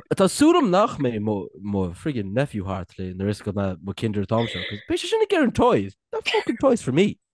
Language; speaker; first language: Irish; native; Irish